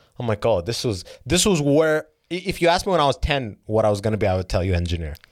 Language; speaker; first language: English; early bilingual, other home language; Arabic